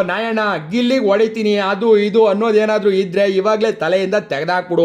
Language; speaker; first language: Kannada; native; Kannada